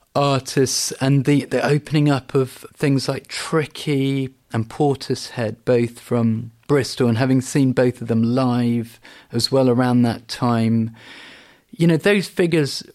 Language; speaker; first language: English; native; English